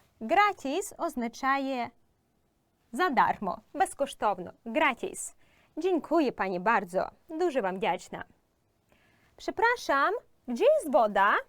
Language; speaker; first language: Polish; non-native, fluent; Ukrainian